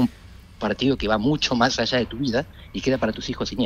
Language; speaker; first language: Spanish; native; Spanish